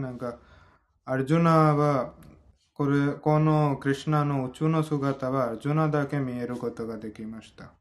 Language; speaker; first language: Japanese; non-native, fluent; Hindi